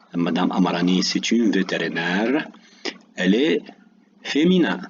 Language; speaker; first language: French; non-native, local second language; Arabic